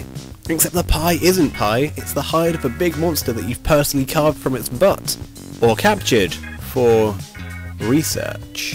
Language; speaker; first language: English; native; English